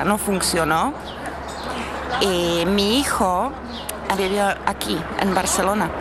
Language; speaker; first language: Spanish; non-native, fluent; Czech